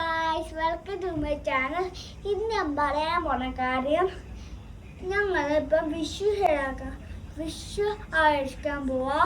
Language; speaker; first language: Malayalam; early bilingual, heritage; Malayalam